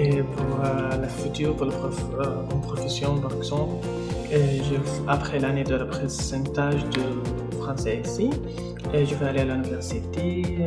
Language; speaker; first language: French; non-native, learner; Arabic